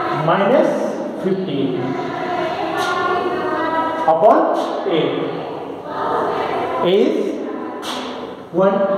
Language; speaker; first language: Hindi; native; Hindi